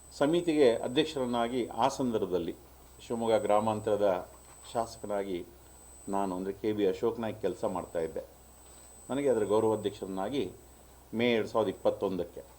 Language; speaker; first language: Kannada; non-native, local second language; Lambadi